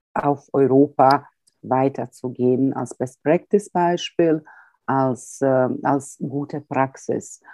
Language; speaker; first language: German; early bilingual, heritage; Croatian